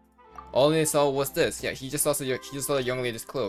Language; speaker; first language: English; native; English